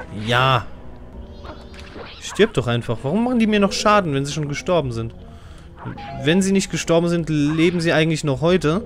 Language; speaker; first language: German; native; German